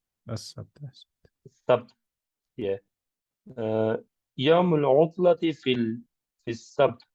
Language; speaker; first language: Arabic; non-native, learner; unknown